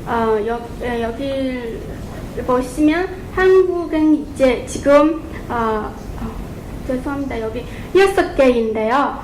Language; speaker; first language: Korean; non-native, fluent; Chinese